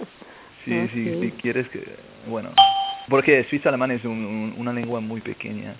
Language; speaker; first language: Spanish; non-native, fluent; German